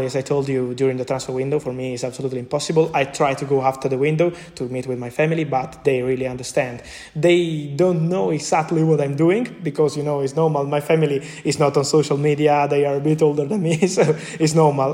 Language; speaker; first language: English; non-native, fluent; Italian